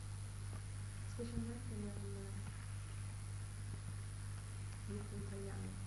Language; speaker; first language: Italian; early bilingual, heritage; Italian